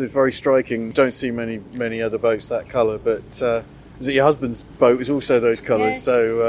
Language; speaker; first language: English; native; English